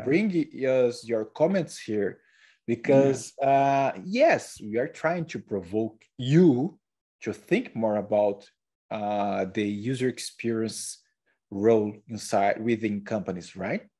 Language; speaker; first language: English; non-native, learner; Portuguese